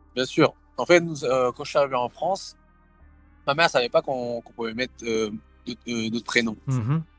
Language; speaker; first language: French; early bilingual, other home language; Thai